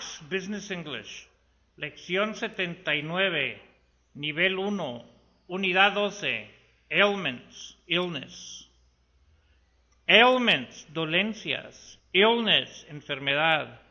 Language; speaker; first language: Spanish; native; Spanish